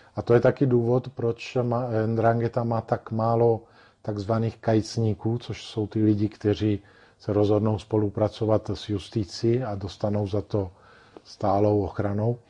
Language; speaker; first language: Czech; non-native, fluent; Italian